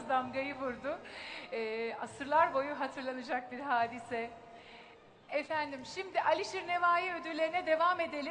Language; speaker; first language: Turkish; native; Turkish